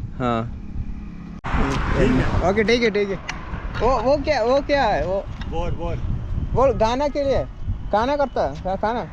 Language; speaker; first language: Hindi; non-native, learner; Malayalam